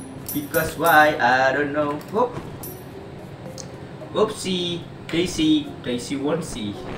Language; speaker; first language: English; non-native, learner; Indonesian